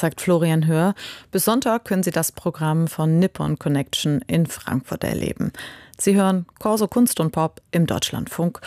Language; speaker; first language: German; native; German